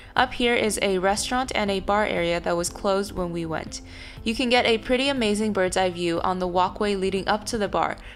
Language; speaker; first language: English; non-native, fluent; Chinese